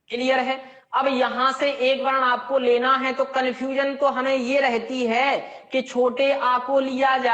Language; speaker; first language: Hindi; native; Hindi